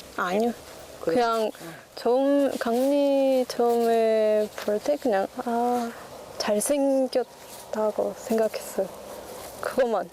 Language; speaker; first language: Korean; non-native, learner; Spanish